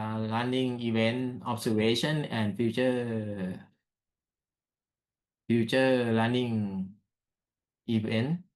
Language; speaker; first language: English; non-native, learner; Thai